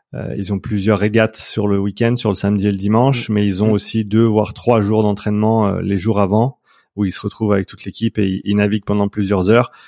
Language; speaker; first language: French; native; French